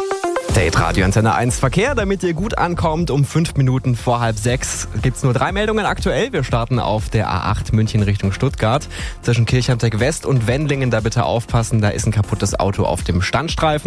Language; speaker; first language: German; native; German